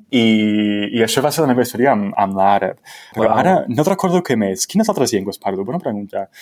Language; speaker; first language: Catalan; non-native, fluent; English